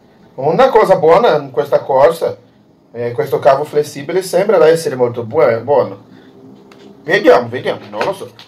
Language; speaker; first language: Italian; non-native, learner; Portuguese